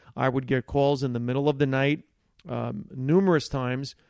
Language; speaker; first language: English; early bilingual, other home language; Italian